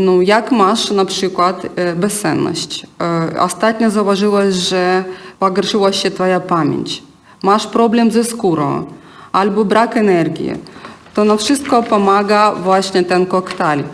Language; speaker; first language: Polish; non-native, learner; Ukrainian